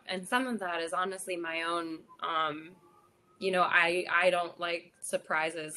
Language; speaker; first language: English; native; English